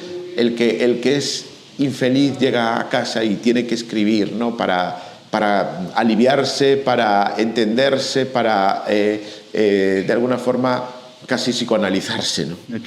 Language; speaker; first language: Spanish; native; Spanish